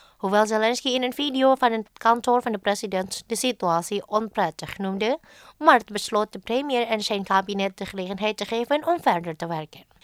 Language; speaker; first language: Dutch; non-native, fluent; Indonesian